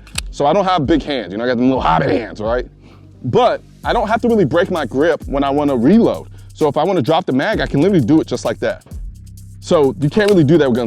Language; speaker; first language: English; native; English